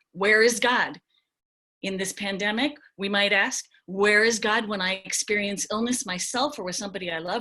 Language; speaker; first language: English; native; English